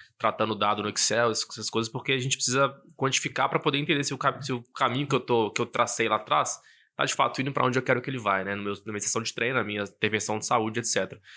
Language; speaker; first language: Portuguese; native; Portuguese